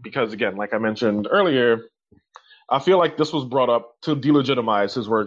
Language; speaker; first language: English; native; English